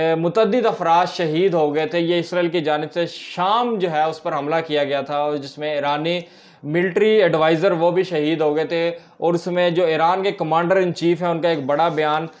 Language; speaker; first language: Urdu; native; Urdu